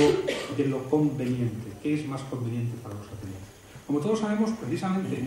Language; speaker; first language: Spanish; native; Spanish